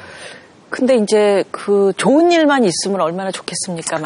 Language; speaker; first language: Korean; native; Korean